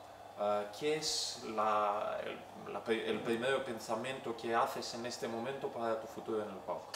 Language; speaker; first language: Spanish; non-native, learner; Greek